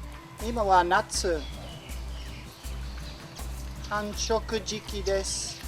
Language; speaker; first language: Japanese; non-native, learner; English